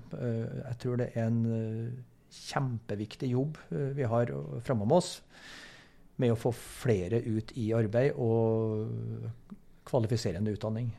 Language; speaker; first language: Norwegian; native; Norwegian